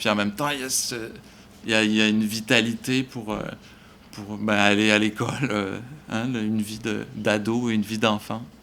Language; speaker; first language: French; native; French